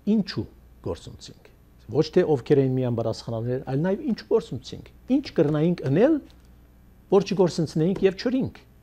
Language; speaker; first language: Armenian; early bilingual, heritage; Armenian